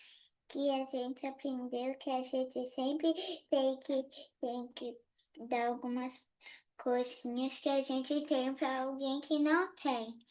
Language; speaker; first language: Portuguese; early bilingual, heritage; Portuguese